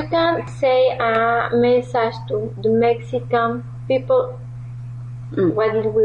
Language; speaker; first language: English; non-native, learner; Spanish